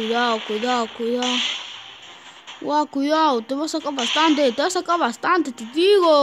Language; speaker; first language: Spanish; native; Spanish